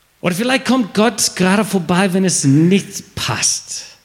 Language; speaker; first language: German; non-native, fluent; English